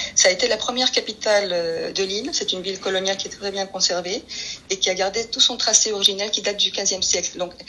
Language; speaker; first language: French; early bilingual, other home language; Spanish